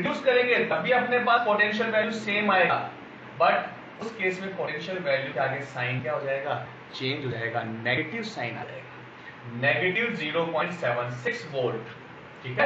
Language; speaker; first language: Hindi; native; Hindi